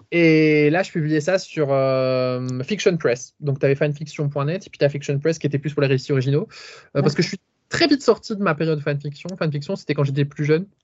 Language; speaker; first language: French; native; French